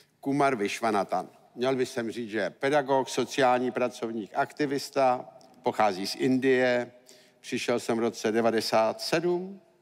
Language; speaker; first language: Czech; native; Czech